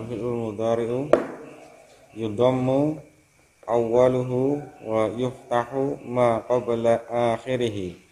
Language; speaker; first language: Arabic; non-native, learner; Indonesian